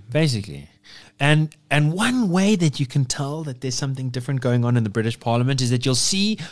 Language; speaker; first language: English; native; English